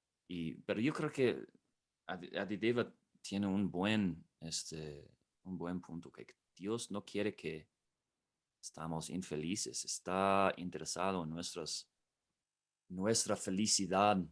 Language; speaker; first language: Spanish; non-native, fluent; English